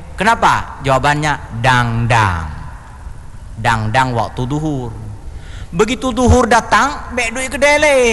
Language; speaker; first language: Indonesian; non-native, local second language; Achinese